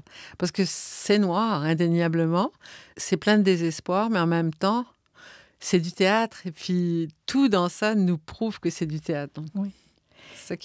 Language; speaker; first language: French; native; French